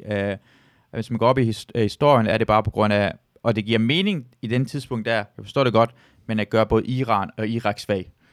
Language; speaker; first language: Danish; early bilingual, other home language; Persian